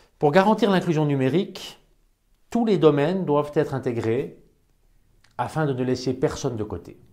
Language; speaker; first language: French; native; French